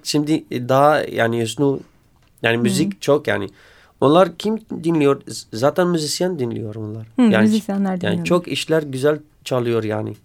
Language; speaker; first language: Turkish; non-native, learner; Kurdish